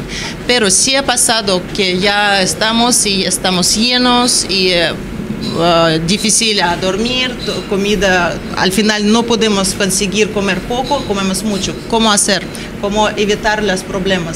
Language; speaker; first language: Spanish; non-native, learner; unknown